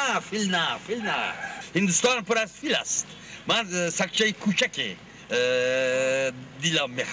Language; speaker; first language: Persian; non-native, learner; Hindi